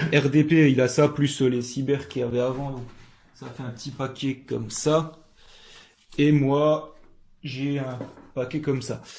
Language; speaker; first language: French; native; French